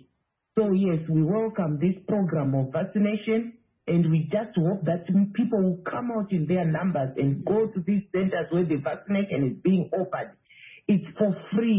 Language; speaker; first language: English; non-native, local second language; Shona